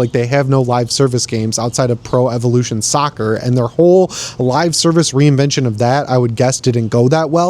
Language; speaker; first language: English; native; English